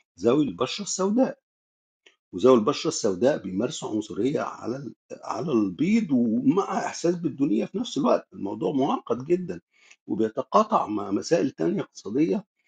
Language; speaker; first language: Arabic; native; Arabic